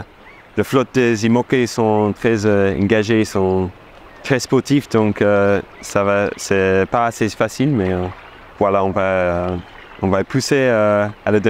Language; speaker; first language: French; non-native, fluent; English